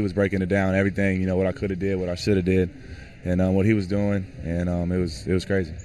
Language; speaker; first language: English; native; English